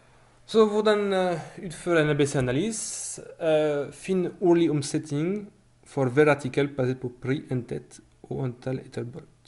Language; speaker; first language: Norwegian; non-native, fluent; French